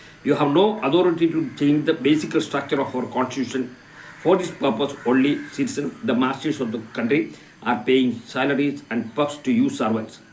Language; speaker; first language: English; non-native, local second language; Malayalam